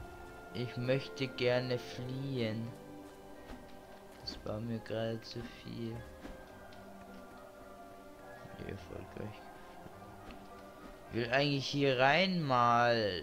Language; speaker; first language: German; native; German